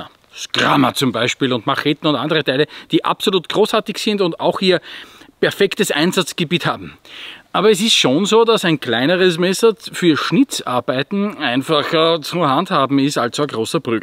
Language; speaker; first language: German; native; German